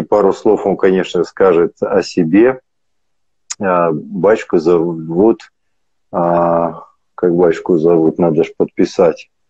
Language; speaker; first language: Russian; native; Russian